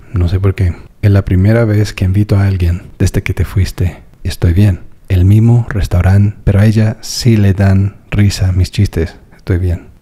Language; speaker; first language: Spanish; non-native, fluent; English